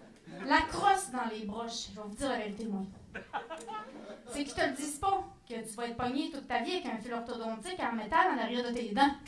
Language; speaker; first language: French; native; French